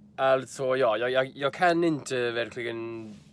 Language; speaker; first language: Swedish; non-native, learner; English